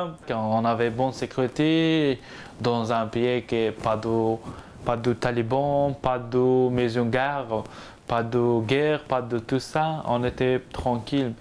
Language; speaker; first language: French; non-native, learner; Persian